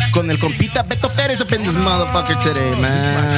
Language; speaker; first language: Spanish; early bilingual, heritage; Spanish